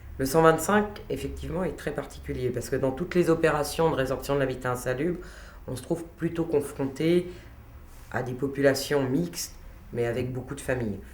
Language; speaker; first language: French; native; French